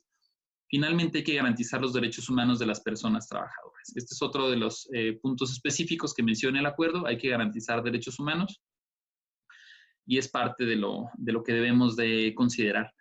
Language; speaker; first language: Spanish; native; Spanish